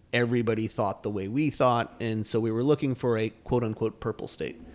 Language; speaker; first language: English; native; English